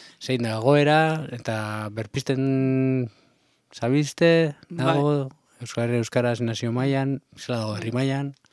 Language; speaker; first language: Basque; native; Basque